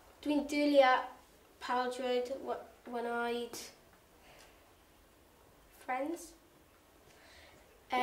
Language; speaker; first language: Welsh; non-native, learner; English